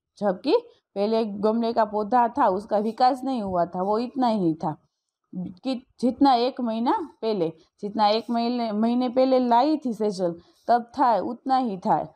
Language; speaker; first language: Hindi; non-native, local second language; Gujarati